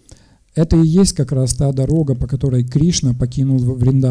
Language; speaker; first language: Russian; native; Russian